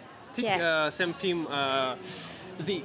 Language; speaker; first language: Vietnamese; non-native, learner; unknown